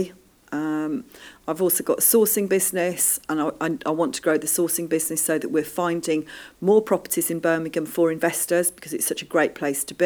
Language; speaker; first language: English; native; English